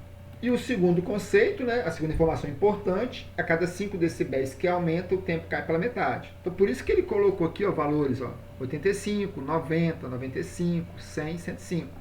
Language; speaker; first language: Portuguese; native; Portuguese